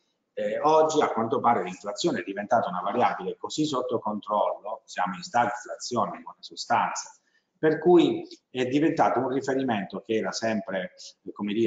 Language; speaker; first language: Italian; native; Italian